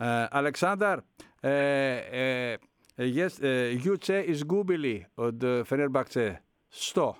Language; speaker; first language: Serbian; non-native, learner; Greek